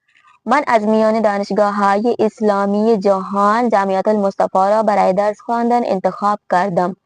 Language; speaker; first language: Persian; non-native, fluent; Urdu